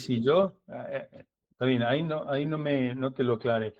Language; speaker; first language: Spanish; native; Spanish